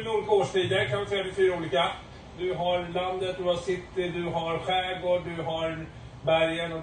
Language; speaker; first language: Swedish; native; Swedish